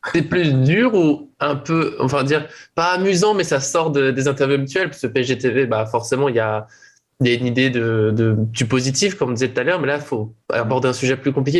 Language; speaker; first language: French; native; French